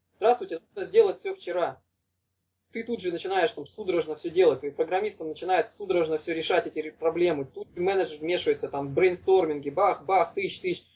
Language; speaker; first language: Russian; native; Russian